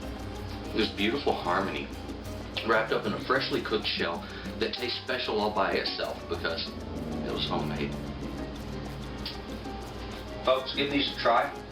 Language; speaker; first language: English; native; English